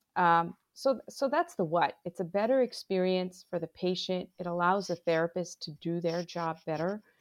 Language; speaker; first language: English; non-native, local second language; Bangla